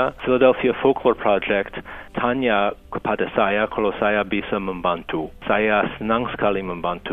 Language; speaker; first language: Indonesian; non-native, fluent; English